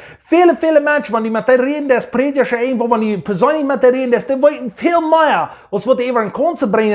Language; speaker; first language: German; non-native, learner; English